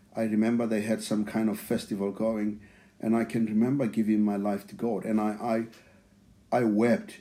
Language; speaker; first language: English; non-native, local second language; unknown